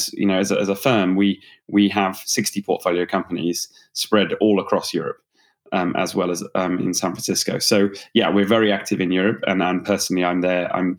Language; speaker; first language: English; native; English